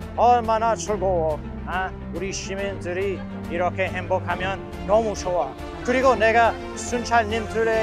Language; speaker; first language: Korean; non-native, fluent; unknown